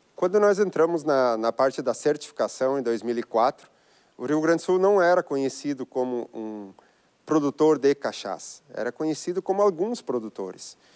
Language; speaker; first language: Portuguese; native; Portuguese